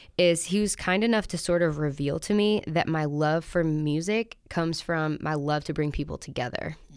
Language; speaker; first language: English; native; English